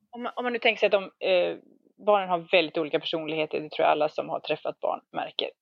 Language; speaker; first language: Swedish; native; Swedish